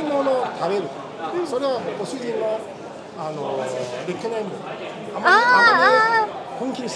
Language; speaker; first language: Japanese; non-native, fluent; Cantonese